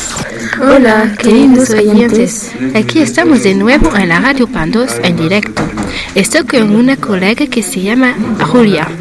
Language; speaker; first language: Spanish; non-native, learner; French